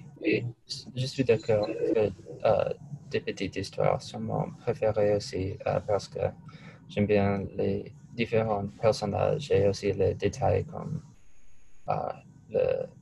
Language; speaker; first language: French; non-native, learner; English